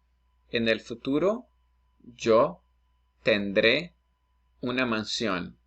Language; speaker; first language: Spanish; non-native, fluent; English